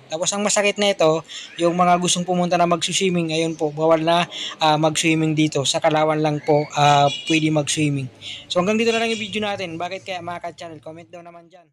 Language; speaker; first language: Filipino; native; Filipino